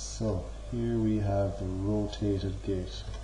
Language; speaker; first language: English; native; English